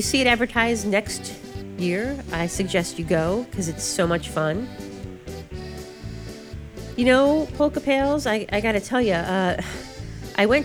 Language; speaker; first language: English; native; English